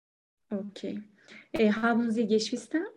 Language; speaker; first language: German; non-native, learner; Turkish